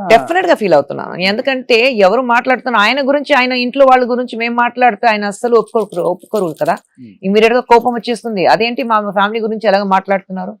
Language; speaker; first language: Telugu; non-native, fluent; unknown